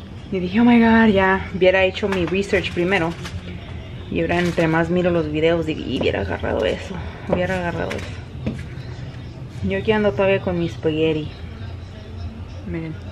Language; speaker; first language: Spanish; early bilingual, heritage; Spanish